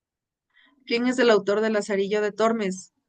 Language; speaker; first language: Spanish; native; Spanish